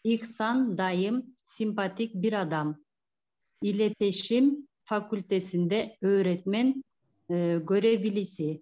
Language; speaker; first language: Turkish; non-native, learner; Kyrgyz